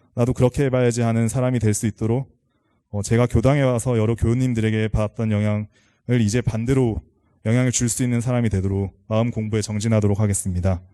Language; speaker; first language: Korean; native; Korean